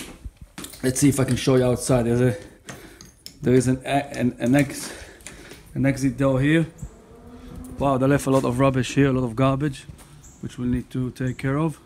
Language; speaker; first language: English; non-native, fluent; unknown